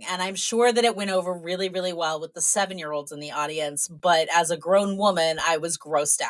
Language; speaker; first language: English; native; English